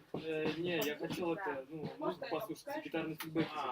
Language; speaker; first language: Russian; native; Russian